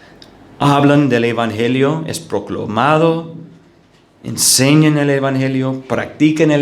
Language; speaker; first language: Spanish; non-native, fluent; English